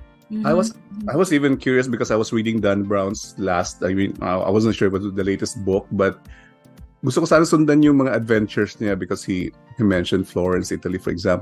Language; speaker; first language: English; non-native, local second language; Filipino